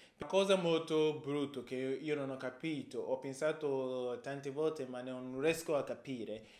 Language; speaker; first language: Italian; non-native, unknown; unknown